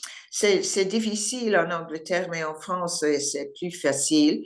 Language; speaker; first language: French; non-native, learner; English